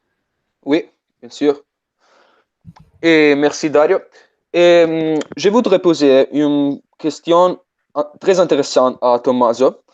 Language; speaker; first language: French; non-native, fluent; Italian